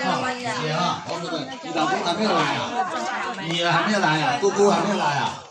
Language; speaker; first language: Chinese; non-native, local second language; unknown